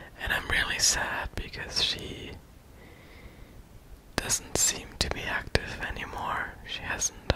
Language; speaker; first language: English; non-native, fluent; German